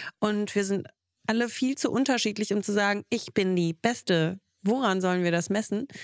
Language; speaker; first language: German; early bilingual, other home language; Russian